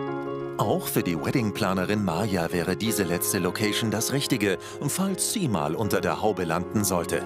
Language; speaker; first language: German; native; German